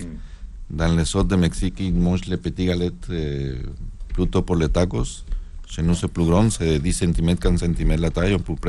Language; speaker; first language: French; non-native, learner; Spanish